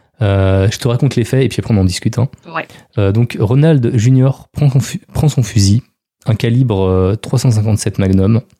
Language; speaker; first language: French; native; French